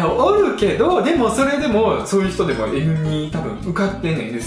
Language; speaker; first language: Japanese; early bilingual, other home language; Russian